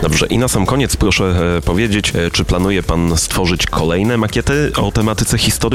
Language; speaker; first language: Polish; native; Polish